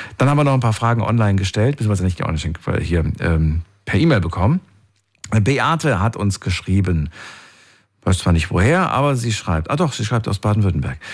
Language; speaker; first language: German; native; German